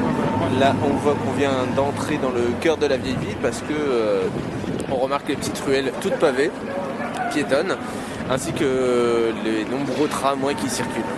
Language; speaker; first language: French; native; French